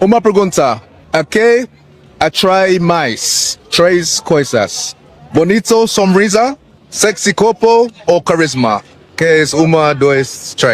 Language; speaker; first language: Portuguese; non-native, learner; English